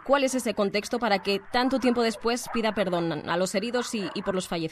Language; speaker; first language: Spanish; native; Spanish